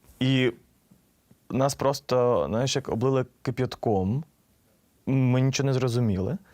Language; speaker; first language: Ukrainian; non-native, local second language; Russian